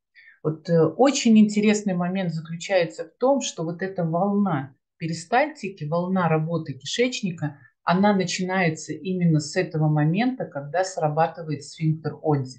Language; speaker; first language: Russian; native; Russian